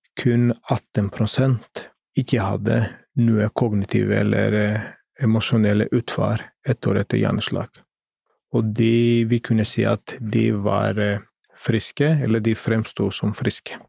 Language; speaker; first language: Norwegian; non-native, fluent; Greek